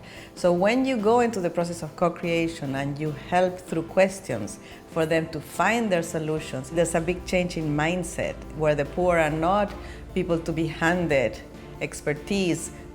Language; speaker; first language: English; non-native, fluent; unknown